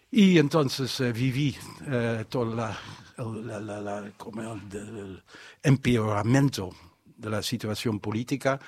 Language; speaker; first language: Spanish; non-native, fluent; Dutch